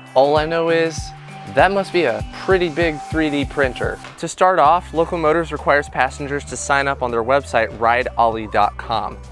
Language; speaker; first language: English; native; English